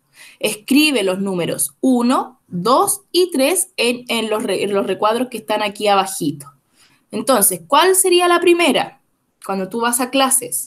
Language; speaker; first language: Spanish; native; Spanish